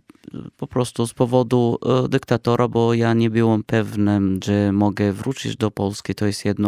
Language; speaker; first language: Polish; non-native, fluent; Arabic